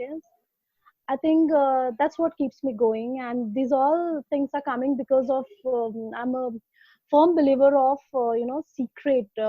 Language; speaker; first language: English; non-native, local second language; Hindi